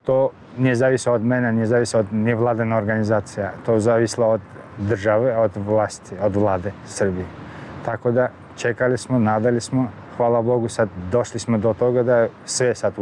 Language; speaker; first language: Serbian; non-native, learner; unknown